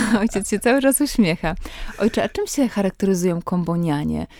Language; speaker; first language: Polish; native; Polish